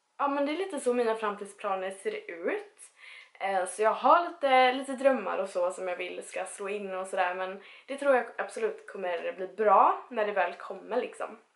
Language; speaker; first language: Swedish; early bilingual, other home language; Spanish